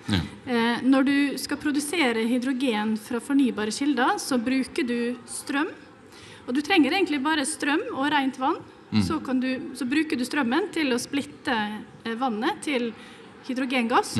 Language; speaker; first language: Norwegian; native; Norwegian